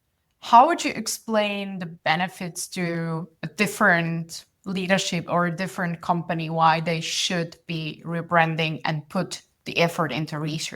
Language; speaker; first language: English; non-native, fluent; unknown